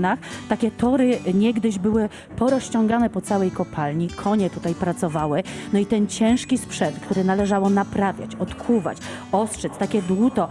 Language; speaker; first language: Polish; native; Polish